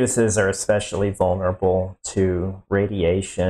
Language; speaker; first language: English; native; English